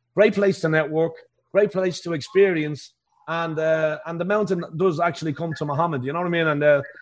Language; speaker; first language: English; native; English